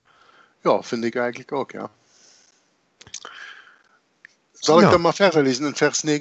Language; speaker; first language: Dutch; native; Dutch